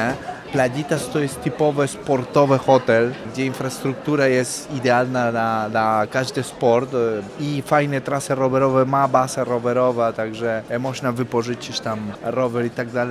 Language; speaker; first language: Polish; non-native, fluent; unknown